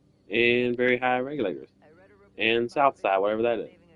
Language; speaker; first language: English; native; English